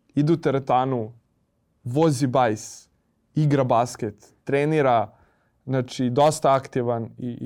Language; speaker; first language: Serbian; native; Serbian